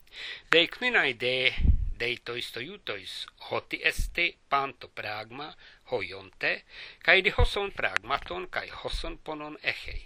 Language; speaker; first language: Greek; non-native, fluent; English